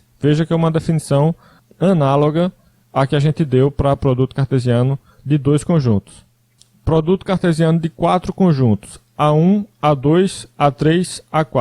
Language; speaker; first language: Portuguese; native; Portuguese